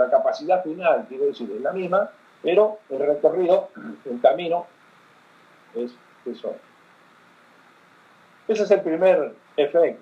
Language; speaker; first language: Spanish; native; Spanish